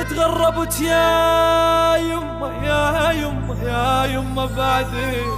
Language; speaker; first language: Arabic; native; Arabic